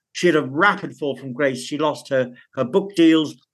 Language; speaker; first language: English; native; English